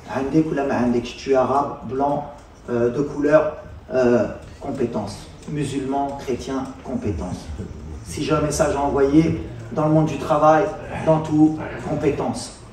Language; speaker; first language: French; native; French